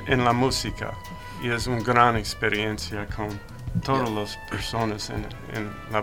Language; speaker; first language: Spanish; non-native, learner; English